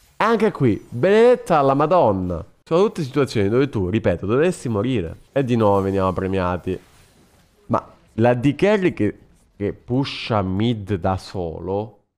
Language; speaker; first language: Italian; native; Italian